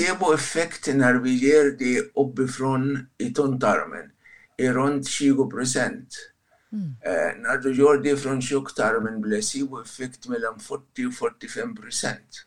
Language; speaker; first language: Swedish; non-native, fluent; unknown